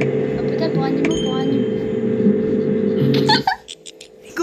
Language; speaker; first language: French; native; French